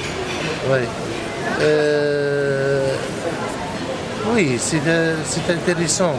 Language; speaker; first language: French; non-native, local second language; Arabic